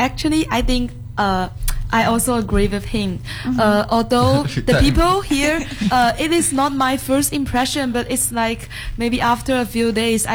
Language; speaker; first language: English; non-native, fluent; Chinese